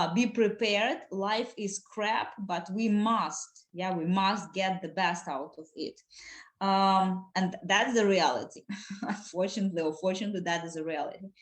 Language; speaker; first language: English; non-native, fluent; Ukrainian